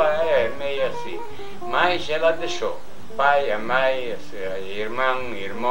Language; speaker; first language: Portuguese; non-native, fluent; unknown